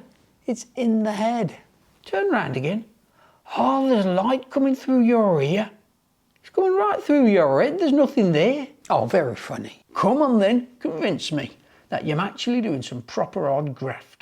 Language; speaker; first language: English; native; English